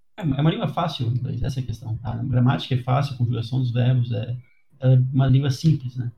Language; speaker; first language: Portuguese; native; Portuguese